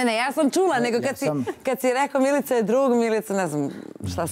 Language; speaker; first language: Serbian; native; Serbian